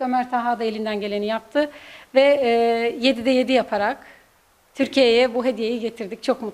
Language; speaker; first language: Turkish; native; Turkish